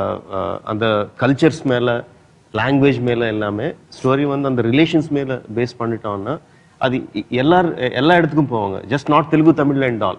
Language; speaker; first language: Tamil; non-native, fluent; Telugu